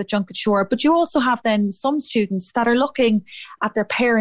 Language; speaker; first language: English; native; English